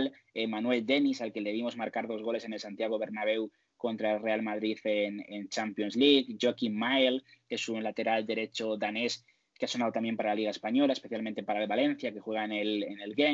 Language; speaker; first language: Spanish; native; Spanish